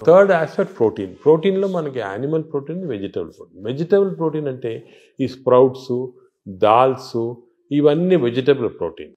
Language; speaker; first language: Telugu; native; Telugu